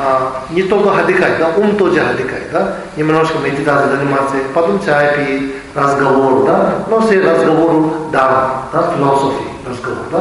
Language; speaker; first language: Russian; non-native, learner; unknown